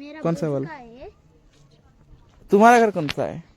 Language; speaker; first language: Hindi; non-native, local second language; Bangla